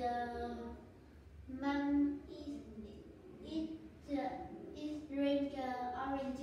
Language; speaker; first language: English; non-native, learner; Vietnamese